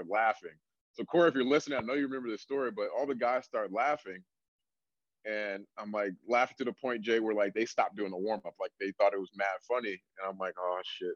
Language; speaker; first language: English; native; English